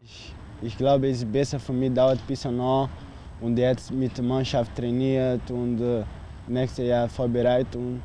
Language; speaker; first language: German; non-native, learner; Portuguese